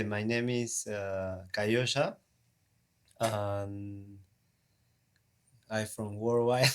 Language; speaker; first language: English; non-native, learner; Spanish